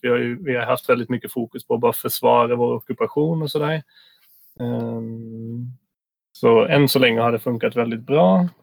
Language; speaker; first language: Swedish; native; Swedish